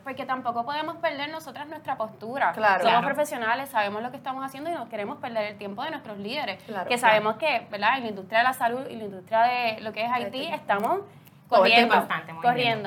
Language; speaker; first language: Spanish; native; Spanish